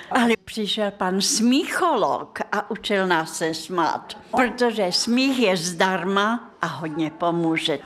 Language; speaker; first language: Czech; non-native, fluent; Russian